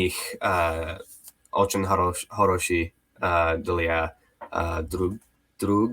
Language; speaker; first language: Russian; non-native, learner; English